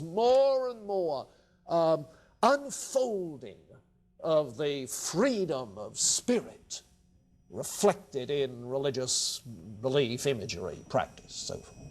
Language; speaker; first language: English; native; English